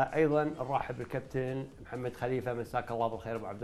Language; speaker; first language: Arabic; native; Arabic